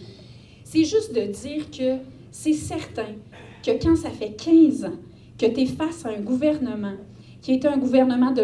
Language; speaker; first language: French; native; French